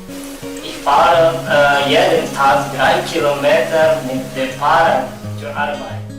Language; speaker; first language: German; non-native, fluent; Indonesian